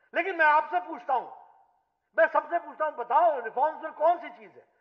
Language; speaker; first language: Hindi; native; Hindi